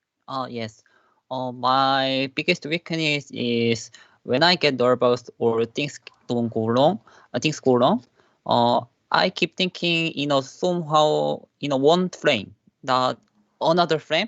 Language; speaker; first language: English; non-native, learner; Korean